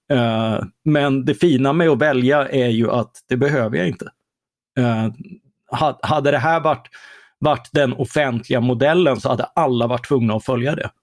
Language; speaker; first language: Swedish; native; Swedish